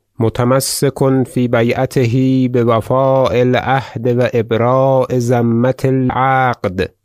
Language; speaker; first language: Arabic; non-native, fluent; Persian